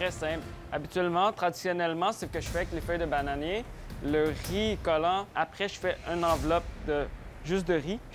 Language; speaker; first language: French; early bilingual, other home language; Khmer